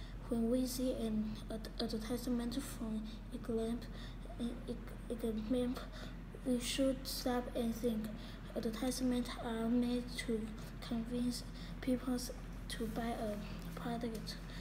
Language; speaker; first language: English; non-native, learner; Chinese